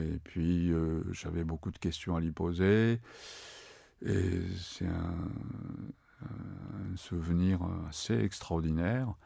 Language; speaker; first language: French; non-native, fluent; Japanese